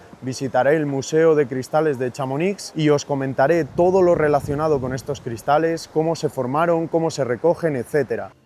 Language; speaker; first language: Spanish; native; Spanish